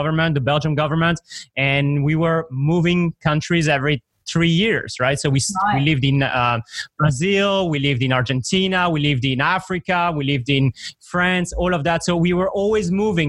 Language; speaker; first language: English; non-native, fluent; French